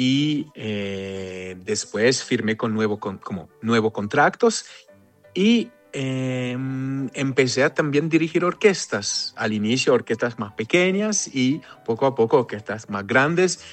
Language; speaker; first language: Spanish; non-native, fluent; Hebrew